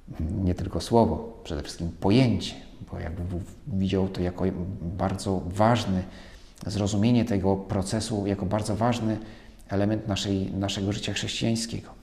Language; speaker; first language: Polish; native; Polish